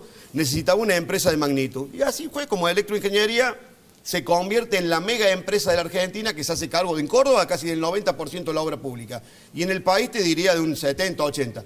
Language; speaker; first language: Spanish; native; Spanish